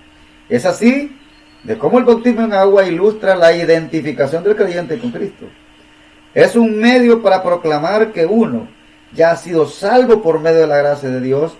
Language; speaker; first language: Spanish; native; Spanish